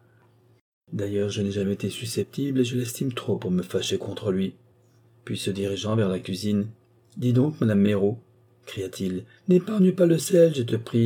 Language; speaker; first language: French; native; French